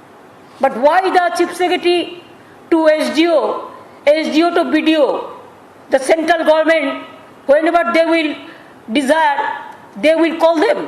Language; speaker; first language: English; non-native, local second language; Bangla